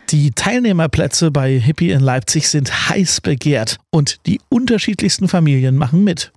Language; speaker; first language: German; native; German